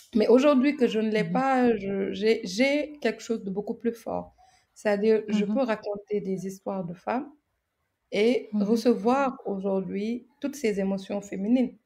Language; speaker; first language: French; non-native, local second language; Wolof